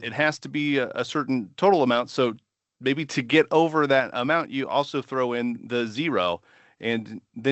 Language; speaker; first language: English; native; English